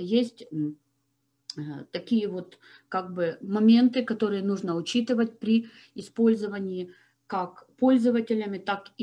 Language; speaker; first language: Russian; native; Russian